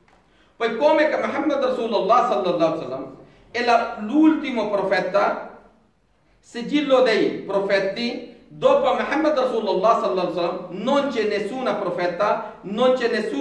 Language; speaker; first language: Italian; non-native, fluent; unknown